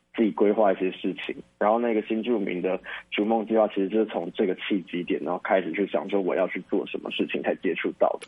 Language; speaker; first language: Chinese; native; Chinese